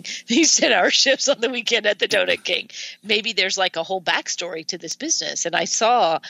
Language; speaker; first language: English; native; English